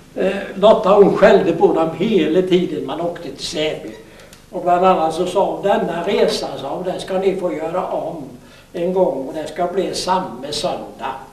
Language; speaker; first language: Swedish; native; Swedish